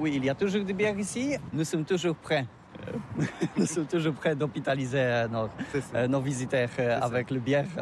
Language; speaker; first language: French; non-native, learner; Polish